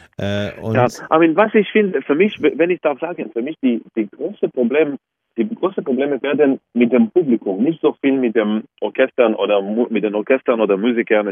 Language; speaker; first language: German; non-native, fluent; Hebrew